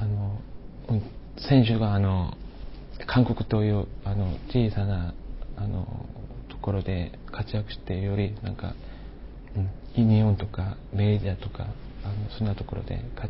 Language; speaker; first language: Japanese; non-native, fluent; Korean